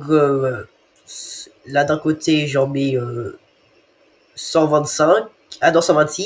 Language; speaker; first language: French; native; French